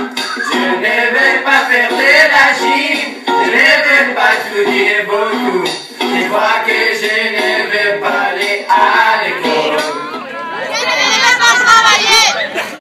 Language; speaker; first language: French; non-native, learner; Spanish